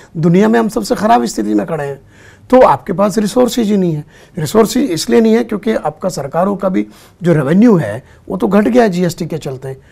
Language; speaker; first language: Hindi; native; Hindi